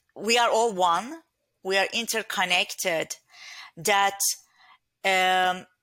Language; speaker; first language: English; non-native, fluent; Turkish